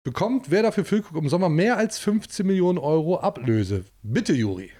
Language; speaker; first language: German; native; German